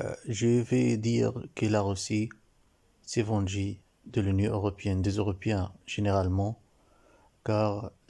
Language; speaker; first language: French; non-native, learner; Arabic